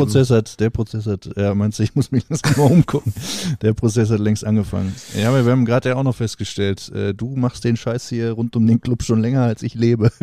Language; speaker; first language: German; native; German